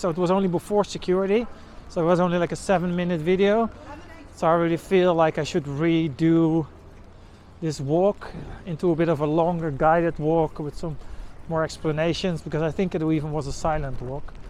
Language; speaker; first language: English; non-native, fluent; Dutch